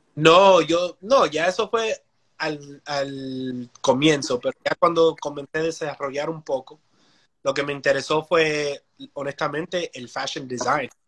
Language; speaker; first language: Spanish; early bilingual, heritage; Spanish